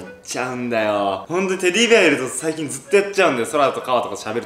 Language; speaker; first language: Japanese; native; Japanese